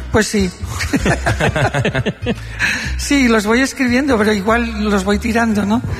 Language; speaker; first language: Spanish; non-native, local second language; Catalan